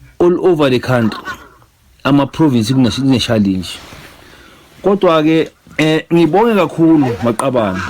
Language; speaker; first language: Zulu; native; Zulu